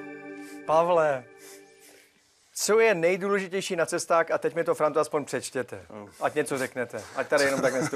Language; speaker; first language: Czech; native; Czech